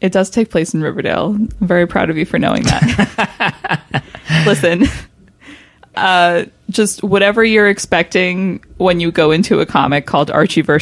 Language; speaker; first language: English; native; English